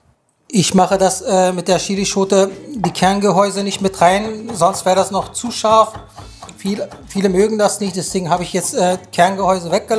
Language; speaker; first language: German; native; German